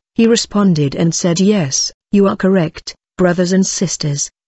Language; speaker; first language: English; non-native, local second language; Zulu